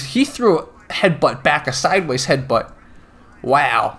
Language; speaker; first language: English; native; English